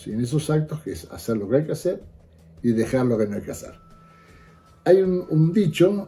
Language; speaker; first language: Spanish; native; Spanish